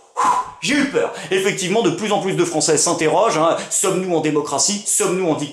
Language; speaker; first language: French; native; French